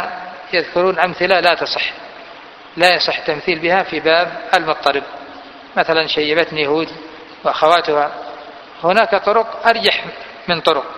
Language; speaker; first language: Arabic; native; Arabic